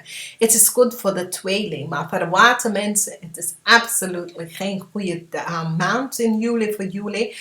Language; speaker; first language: Dutch; non-native, fluent; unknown